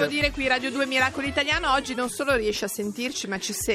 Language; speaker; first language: Italian; native; Italian